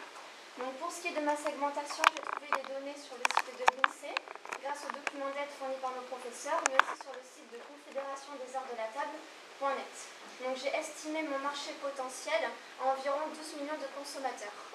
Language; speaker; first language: French; native; French